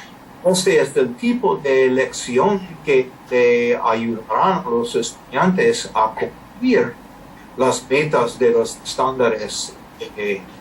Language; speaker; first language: Spanish; non-native, learner; English